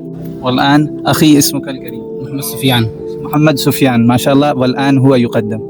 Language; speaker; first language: Arabic; non-native, fluent; Urdu